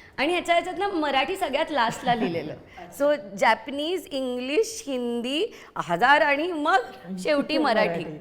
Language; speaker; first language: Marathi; native; Marathi